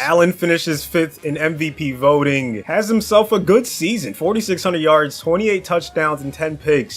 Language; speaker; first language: English; native; English